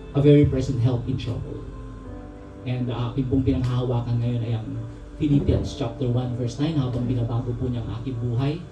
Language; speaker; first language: Filipino; non-native, local second language; Pangasinan